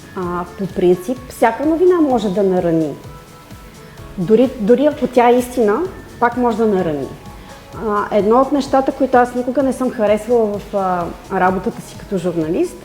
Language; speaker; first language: Bulgarian; native; Bulgarian